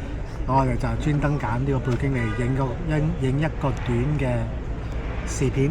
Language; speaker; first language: Cantonese; early bilingual, heritage; Cantonese